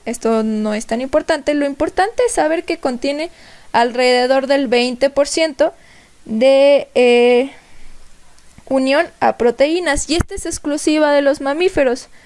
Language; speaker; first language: Spanish; native; Spanish